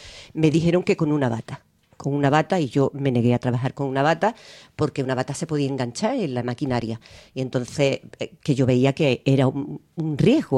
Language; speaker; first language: Spanish; native; Spanish